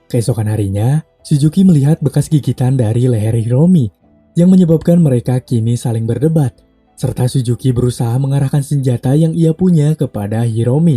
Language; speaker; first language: Indonesian; native; Indonesian